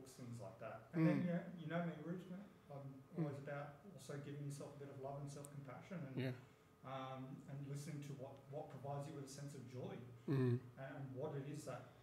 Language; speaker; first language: English; native; English